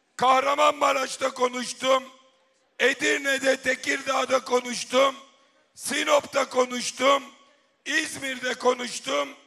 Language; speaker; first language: Turkish; native; Turkish